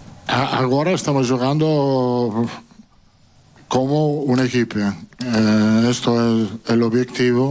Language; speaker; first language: Portuguese; non-native, learner; Italian